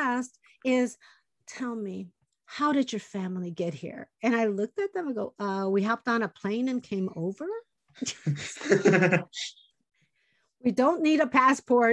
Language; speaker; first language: English; early bilingual, other home language; Spanish